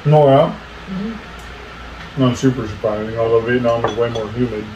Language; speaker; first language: English; native; English